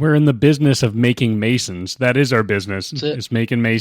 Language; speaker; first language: English; native; English